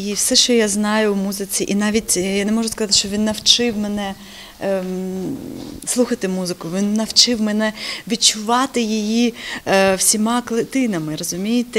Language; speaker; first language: Ukrainian; non-native, local second language; Russian